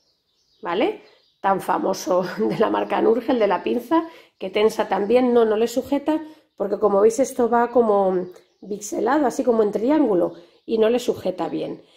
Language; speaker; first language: Spanish; native; Spanish